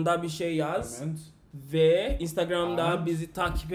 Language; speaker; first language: Turkish; non-native, learner; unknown